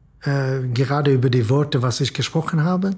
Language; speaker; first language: German; non-native, fluent; Swedish